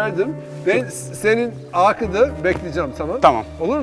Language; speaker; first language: Turkish; non-native, learner; English